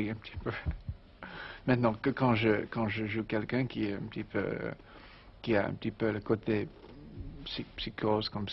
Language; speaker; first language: French; non-native, learner; English